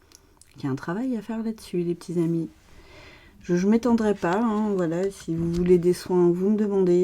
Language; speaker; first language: French; native; French